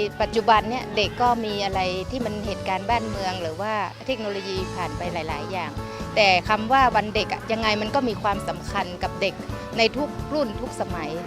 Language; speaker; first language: Thai; native; Thai